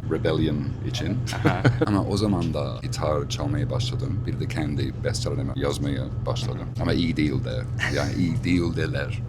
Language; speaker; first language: Turkish; non-native, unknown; English